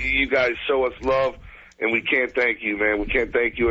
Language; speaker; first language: English; native; English